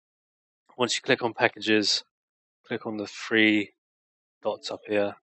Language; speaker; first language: English; native; English